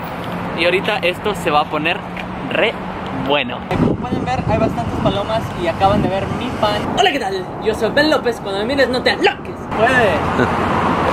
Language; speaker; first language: Spanish; non-native, fluent; English